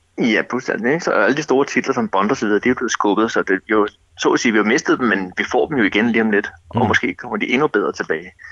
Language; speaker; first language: Danish; native; Danish